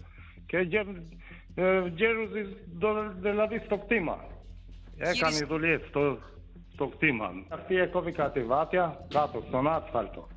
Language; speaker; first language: Greek; non-native, learner; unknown